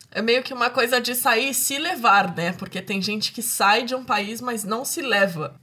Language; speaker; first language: Portuguese; native; Portuguese